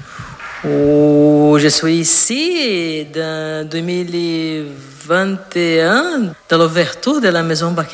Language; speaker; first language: French; non-native, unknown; Portuguese